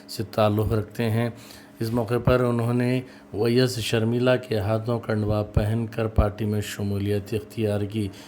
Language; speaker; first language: Urdu; native; Urdu